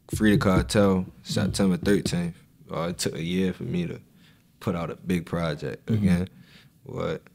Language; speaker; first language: English; native; English